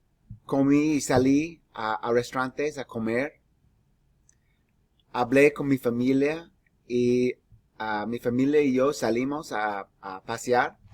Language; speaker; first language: Spanish; non-native, fluent; English